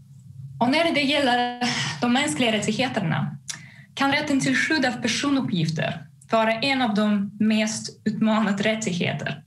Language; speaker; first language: Swedish; non-native, fluent; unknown